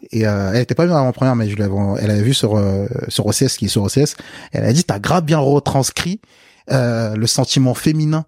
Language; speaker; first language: French; early bilingual, other home language; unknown